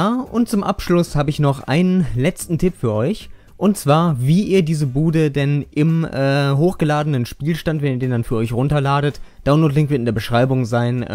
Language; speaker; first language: German; native; German